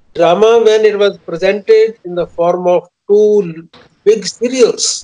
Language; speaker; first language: English; non-native, local second language; Punjabi